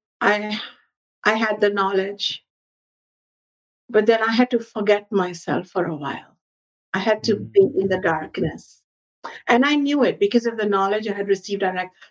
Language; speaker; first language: English; non-native, local second language; Hindi